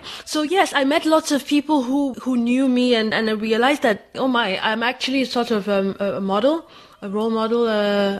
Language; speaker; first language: English; non-native, local second language; Yoruba